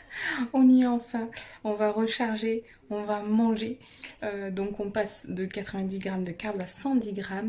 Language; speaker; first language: French; native; French